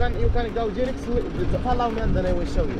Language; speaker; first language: English; non-native, learner; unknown